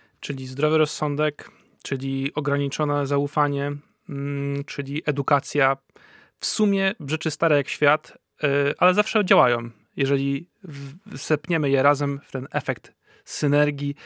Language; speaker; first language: Polish; native; Polish